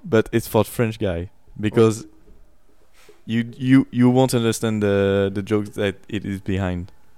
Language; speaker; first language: English; non-native, learner; French